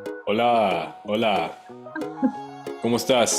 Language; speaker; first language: Spanish; non-native, learner; English